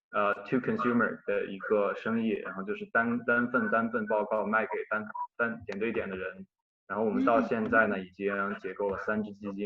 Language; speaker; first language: Chinese; native; Chinese